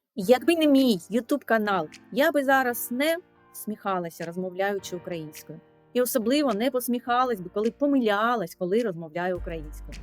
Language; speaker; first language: Ukrainian; non-native, local second language; Russian